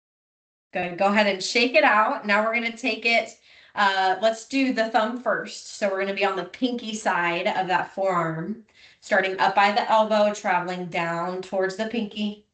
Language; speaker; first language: English; native; English